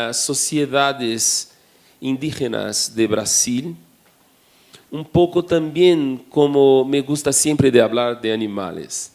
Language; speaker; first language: Spanish; non-native, fluent; Portuguese